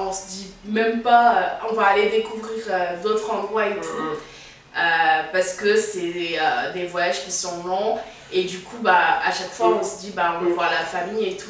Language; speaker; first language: French; native; French